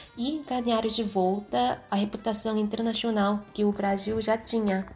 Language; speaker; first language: Portuguese; non-native, fluent; Korean